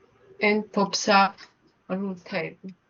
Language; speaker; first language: English; non-native, learner; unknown